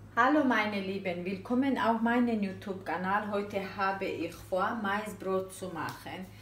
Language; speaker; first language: German; non-native, fluent; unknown